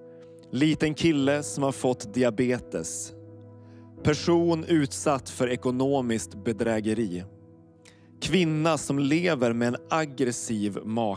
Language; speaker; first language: Swedish; native; Swedish